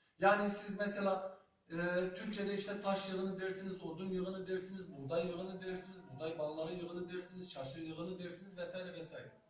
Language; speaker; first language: Turkish; non-native, local second language; Zaza